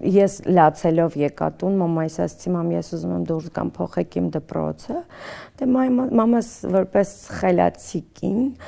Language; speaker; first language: Armenian; early bilingual, other home language; Russian